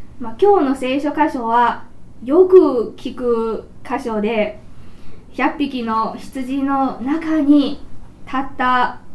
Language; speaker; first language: Japanese; non-native, fluent; Chinese